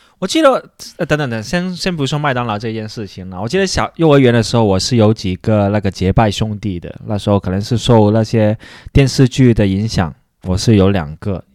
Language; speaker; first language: Chinese; non-native, local second language; Cantonese